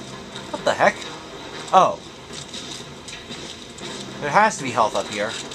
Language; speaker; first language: English; native; English